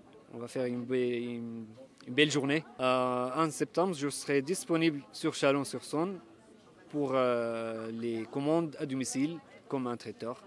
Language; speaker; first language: French; non-native, fluent; Arabic